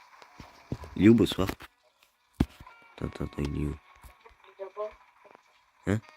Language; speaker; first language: French; native; French